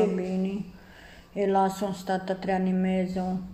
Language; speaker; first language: Italian; non-native, learner; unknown